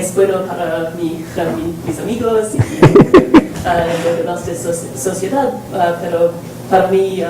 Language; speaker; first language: Spanish; non-native, learner; English